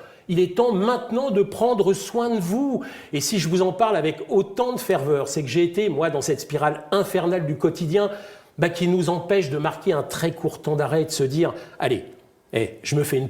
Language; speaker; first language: French; native; French